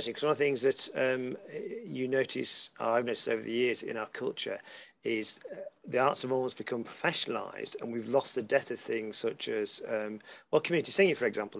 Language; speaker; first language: English; native; English